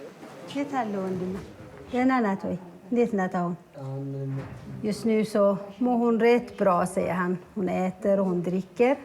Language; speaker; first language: Swedish; early bilingual, other home language; Amharic